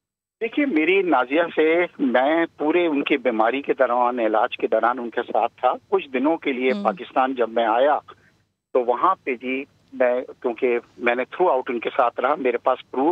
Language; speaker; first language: Urdu; native; Urdu